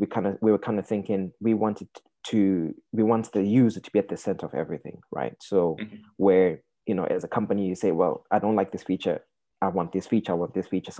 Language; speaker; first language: English; non-native, local second language; Shona